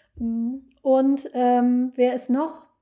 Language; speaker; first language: German; native; German